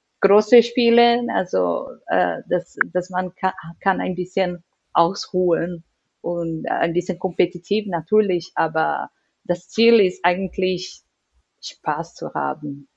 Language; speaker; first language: German; non-native, learner; Portuguese